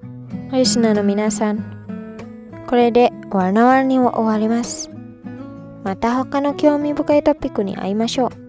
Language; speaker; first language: Japanese; non-native, fluent; Indonesian